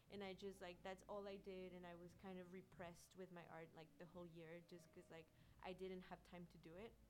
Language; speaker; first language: English; non-native, fluent; Spanish